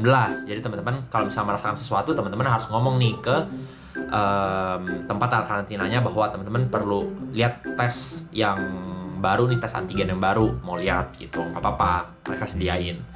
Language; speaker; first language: Indonesian; native; Indonesian